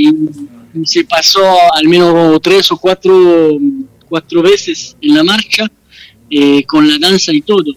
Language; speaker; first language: Spanish; non-native, fluent; French